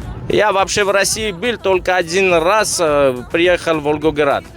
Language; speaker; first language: Russian; non-native, learner; Armenian